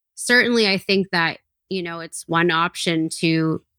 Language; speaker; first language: English; native; English